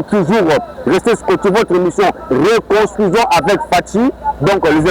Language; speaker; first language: French; non-native, local second language; Lingala